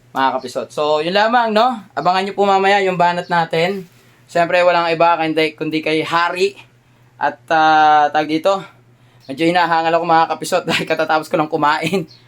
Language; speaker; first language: Filipino; native; Filipino